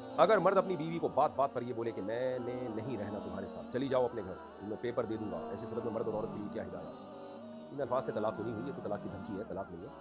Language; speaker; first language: Urdu; native; Urdu